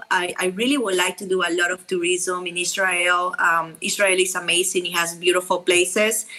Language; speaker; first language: English; non-native, fluent; Spanish